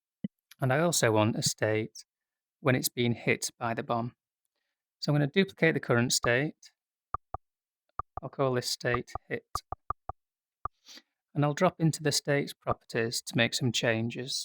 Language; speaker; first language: English; native; English